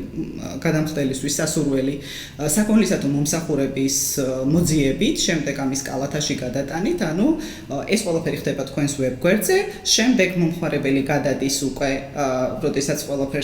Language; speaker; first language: Georgian; native; Georgian